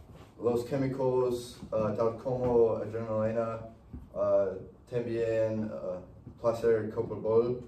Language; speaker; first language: Spanish; non-native, learner; English